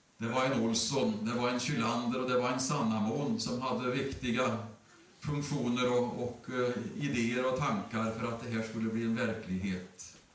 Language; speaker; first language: Swedish; native; Swedish